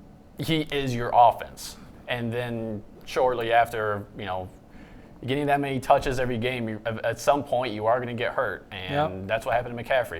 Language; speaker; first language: English; native; English